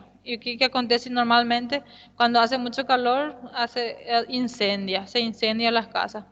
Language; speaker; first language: Portuguese; non-native, fluent; Spanish